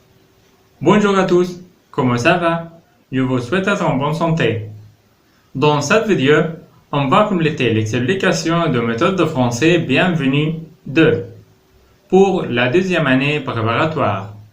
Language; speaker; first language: French; non-native, fluent; Arabic